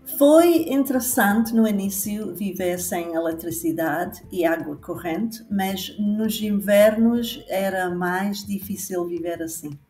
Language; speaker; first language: Portuguese; non-native, fluent; English